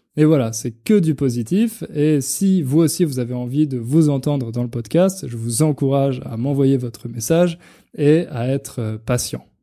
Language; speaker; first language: French; native; French